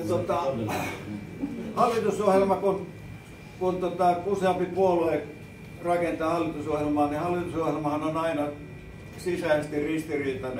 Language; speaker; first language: Finnish; native; Finnish